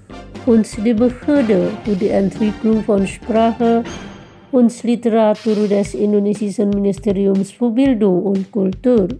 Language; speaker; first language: German; non-native, fluent; Indonesian